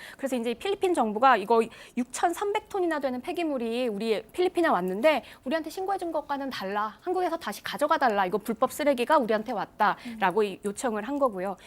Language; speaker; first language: Korean; native; Korean